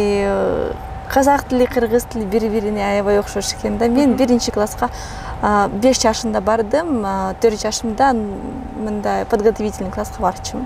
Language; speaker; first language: Kyrgyz; early bilingual, other home language; Russian